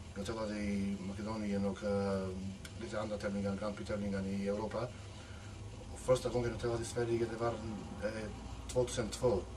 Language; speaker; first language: Swedish; non-native, fluent; Macedonian